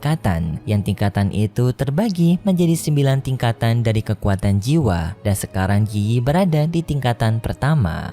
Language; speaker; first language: Indonesian; native; Indonesian